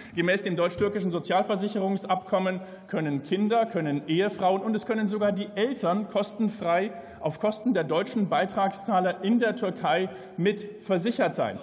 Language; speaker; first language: German; native; German